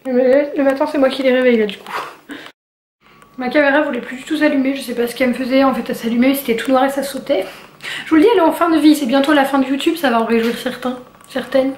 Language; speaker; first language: French; native; French